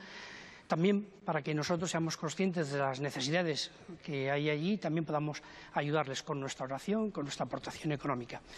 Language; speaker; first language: Spanish; native; Spanish